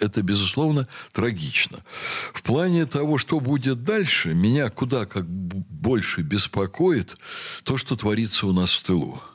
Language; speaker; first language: Russian; native; Russian